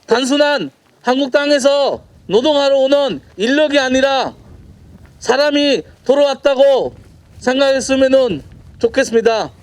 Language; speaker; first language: Korean; non-native, fluent; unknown